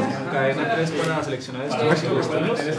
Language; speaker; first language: Spanish; native; Spanish